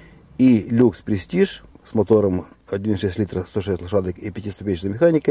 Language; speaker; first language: Russian; native; Russian